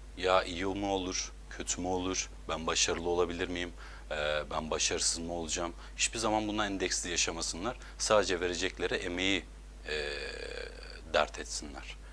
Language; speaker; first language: Turkish; native; Turkish